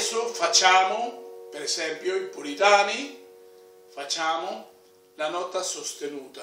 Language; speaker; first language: Italian; non-native, fluent; Spanish